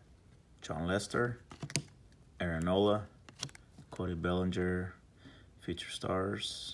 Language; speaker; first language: English; native; English